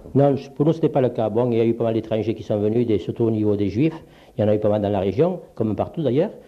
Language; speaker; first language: French; early bilingual, other home language; Polish